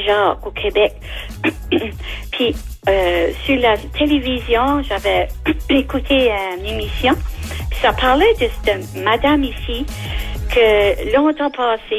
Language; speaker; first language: French; native; French